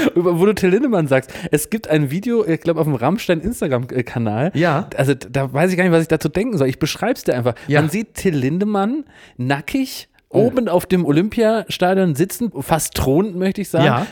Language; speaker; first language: German; native; German